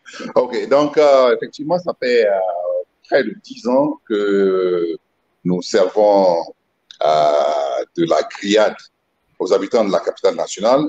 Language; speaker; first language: French; non-native, local second language; Mossi